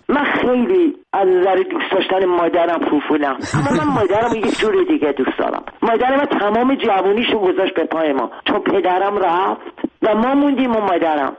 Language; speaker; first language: Persian; non-native, local second language; Armenian